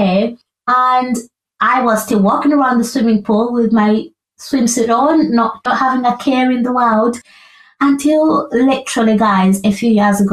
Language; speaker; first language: English; non-native, local second language; Ganda